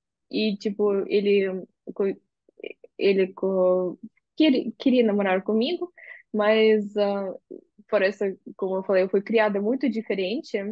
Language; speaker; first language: Portuguese; non-native, fluent; Russian